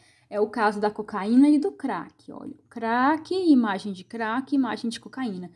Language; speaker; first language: Portuguese; native; Portuguese